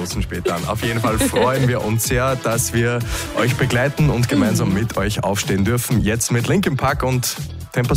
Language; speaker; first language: German; native; German